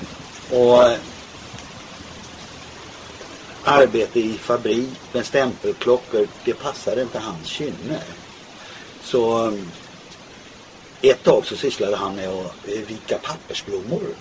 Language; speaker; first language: Swedish; native; Swedish